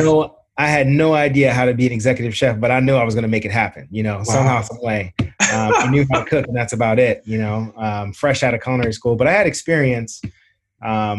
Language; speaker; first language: English; native; English